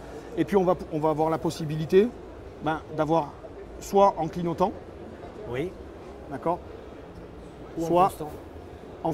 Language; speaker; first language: French; native; French